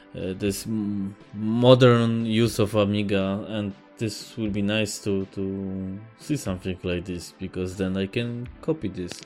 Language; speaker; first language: English; non-native, fluent; Polish